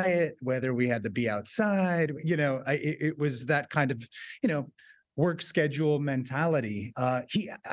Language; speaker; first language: English; native; English